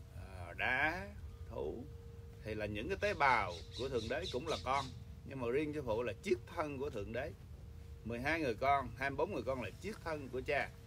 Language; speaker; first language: Vietnamese; early bilingual, heritage; Vietnamese